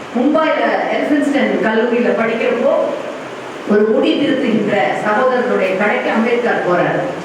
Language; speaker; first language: Tamil; native; Tamil